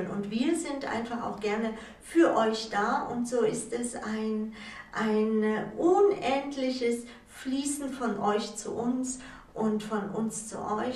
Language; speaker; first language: German; native; German